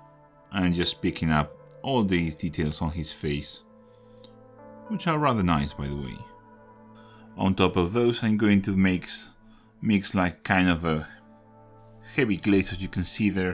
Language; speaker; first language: English; non-native, fluent; Spanish